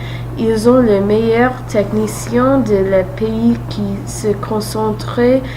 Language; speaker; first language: French; non-native, learner; English